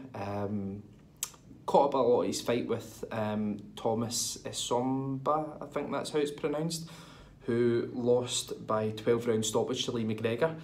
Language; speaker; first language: English; native; English